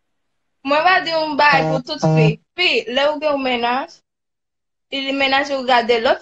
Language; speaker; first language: French; non-native, learner; Haitian Creole